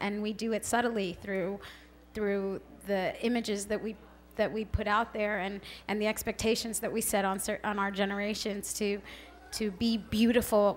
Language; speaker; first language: English; early bilingual, other home language; Spanish